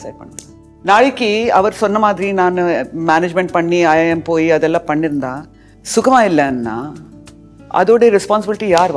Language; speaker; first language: Tamil; early bilingual, heritage; Tamil